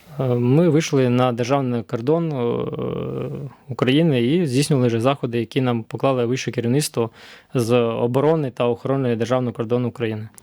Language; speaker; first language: Ukrainian; native; Ukrainian